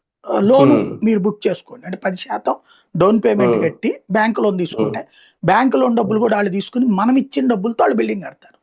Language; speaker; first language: Telugu; native; Telugu